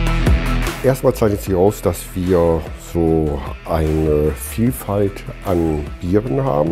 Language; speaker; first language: German; native; German